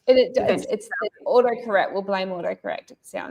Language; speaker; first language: English; native; English